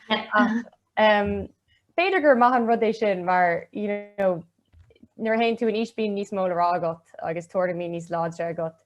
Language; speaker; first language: Irish; non-native, local second language; English